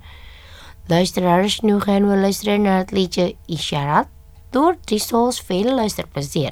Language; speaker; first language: Dutch; non-native, fluent; Indonesian